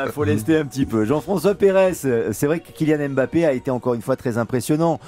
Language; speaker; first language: French; native; French